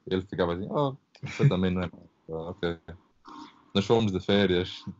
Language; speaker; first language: Portuguese; early bilingual, heritage; Portuguese